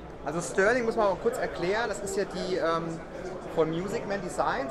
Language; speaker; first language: German; native; German